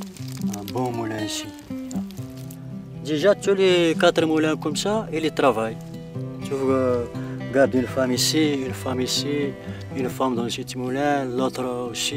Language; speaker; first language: French; non-native, learner; Berber languages